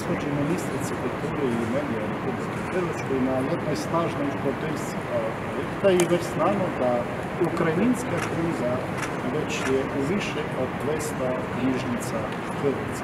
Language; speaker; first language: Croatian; non-native, fluent; Ukrainian